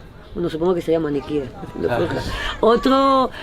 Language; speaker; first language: Spanish; native; Spanish